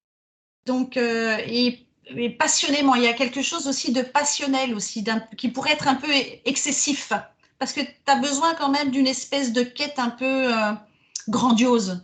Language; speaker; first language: French; native; French